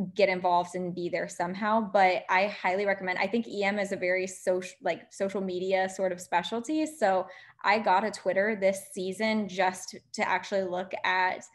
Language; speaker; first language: English; native; English